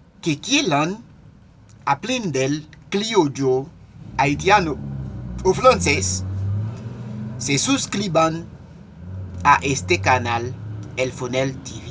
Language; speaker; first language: Spanish; non-native, local second language; Haitian Creole